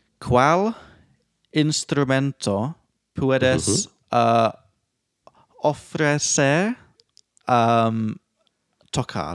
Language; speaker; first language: Spanish; non-native, learner; English